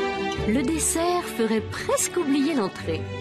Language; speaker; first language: French; native; French